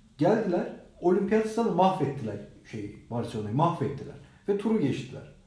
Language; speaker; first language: Turkish; native; Turkish